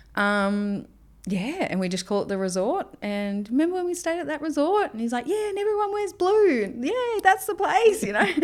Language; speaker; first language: English; native; English